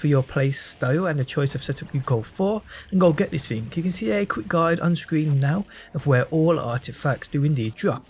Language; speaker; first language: English; native; English